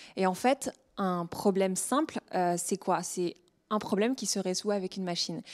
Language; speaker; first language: French; native; French